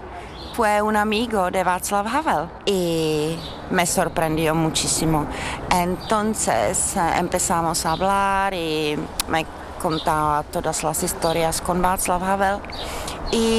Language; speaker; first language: Spanish; non-native, fluent; Czech